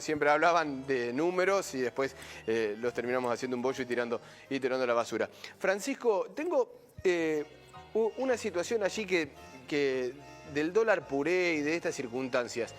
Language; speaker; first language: Spanish; native; Spanish